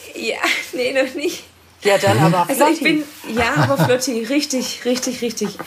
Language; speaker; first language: German; native; German